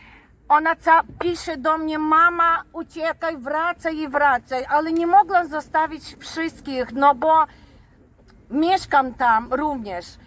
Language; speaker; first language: Polish; non-native, fluent; Ukrainian